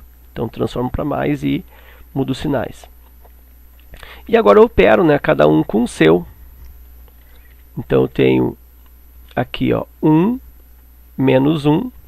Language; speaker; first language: Portuguese; native; Portuguese